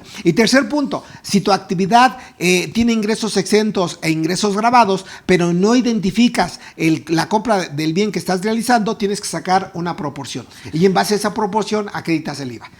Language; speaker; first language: Spanish; native; Spanish